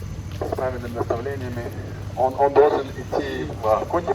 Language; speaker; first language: Russian; native; Russian